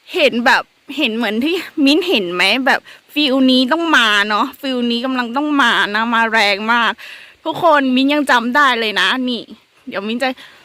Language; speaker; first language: Thai; native; Thai